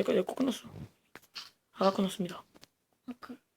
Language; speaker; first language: Korean; native; Korean